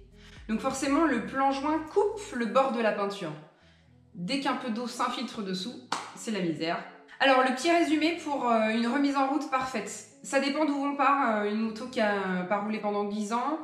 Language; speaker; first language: French; native; French